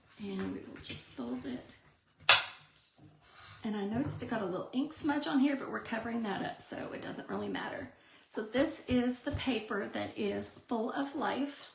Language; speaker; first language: English; native; English